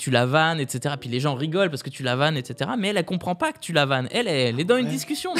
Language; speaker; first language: French; native; French